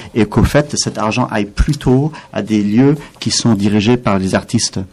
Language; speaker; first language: French; non-native, fluent; English